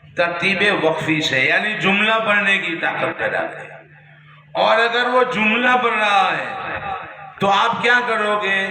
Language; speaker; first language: Urdu; non-native, local second language; Gujarati